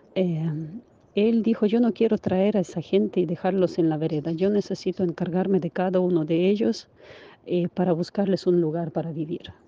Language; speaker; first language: Spanish; non-native, fluent; Ukrainian